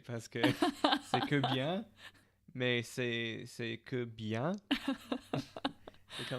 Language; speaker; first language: French; non-native, fluent; English